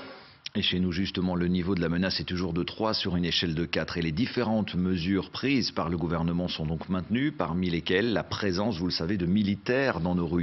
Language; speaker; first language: French; native; French